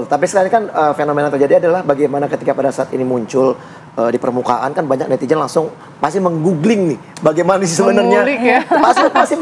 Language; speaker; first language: Indonesian; native; Indonesian